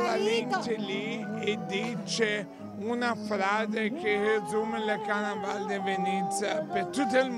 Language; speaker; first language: Italian; non-native, learner; Portuguese